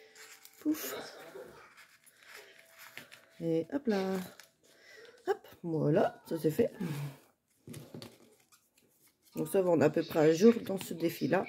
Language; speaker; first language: French; native; French